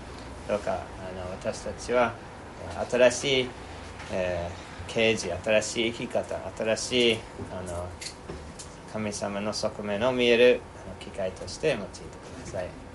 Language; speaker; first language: Japanese; non-native, fluent; English